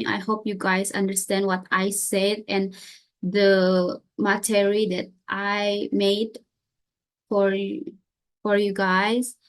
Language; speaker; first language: English; non-native, learner; Indonesian